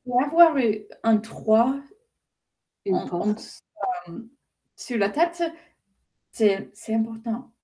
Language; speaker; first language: French; non-native, fluent; English